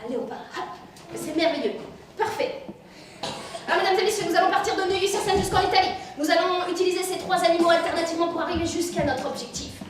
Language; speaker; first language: French; native; French